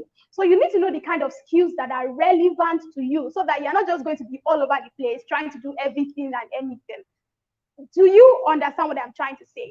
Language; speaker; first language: English; non-native, local second language; Yoruba